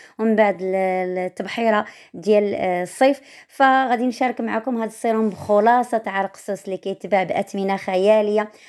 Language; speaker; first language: Arabic; native; Arabic